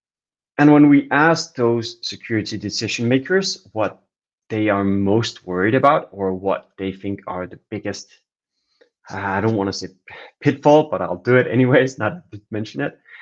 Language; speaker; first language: English; non-native, fluent; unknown